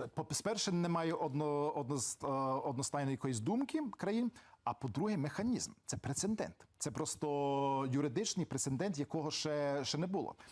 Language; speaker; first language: Ukrainian; early bilingual, heritage; Ukrainian